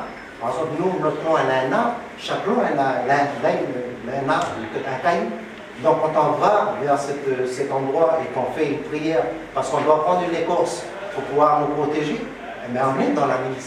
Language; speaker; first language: French; native; French